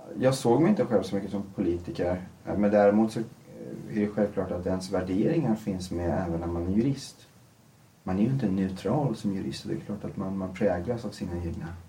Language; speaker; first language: Swedish; early bilingual, other home language; Persian